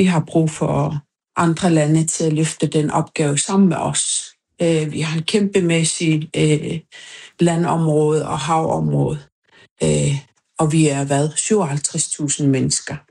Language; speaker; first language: Danish; non-native, local second language; Kalaallisut